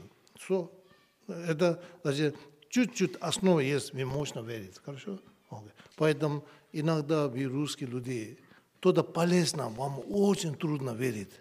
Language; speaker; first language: Russian; non-native, learner; Tibetan